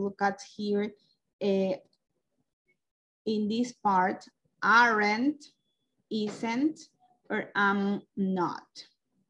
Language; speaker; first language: English; non-native, local second language; Spanish